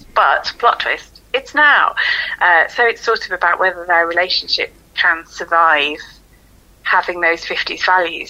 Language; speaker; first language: English; native; English